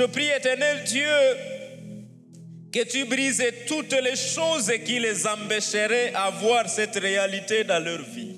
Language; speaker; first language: French; non-native, local second language; Swahili